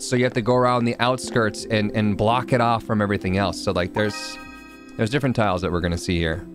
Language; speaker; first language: English; native; English